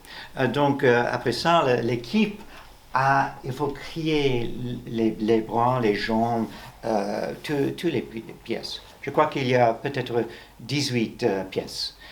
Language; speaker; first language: French; non-native, learner; English